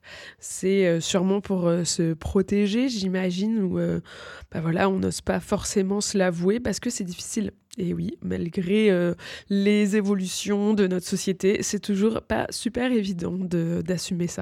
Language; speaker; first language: French; native; French